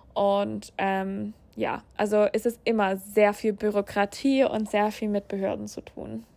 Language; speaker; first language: German; non-native, fluent; English